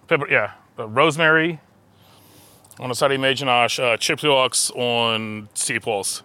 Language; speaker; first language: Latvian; early bilingual, heritage; English